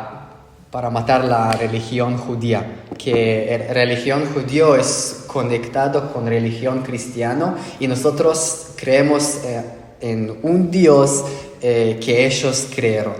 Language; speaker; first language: Spanish; non-native, fluent; Hebrew